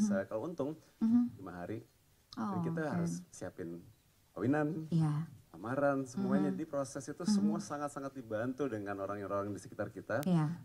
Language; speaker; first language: Indonesian; early bilingual, heritage; English